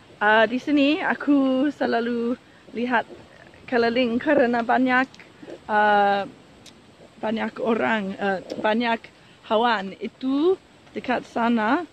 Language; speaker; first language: Indonesian; non-native, learner; English